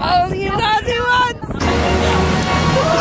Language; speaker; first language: English; native; English